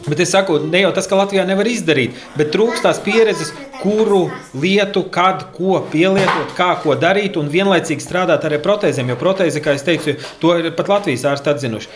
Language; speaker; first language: Latvian; native; Latvian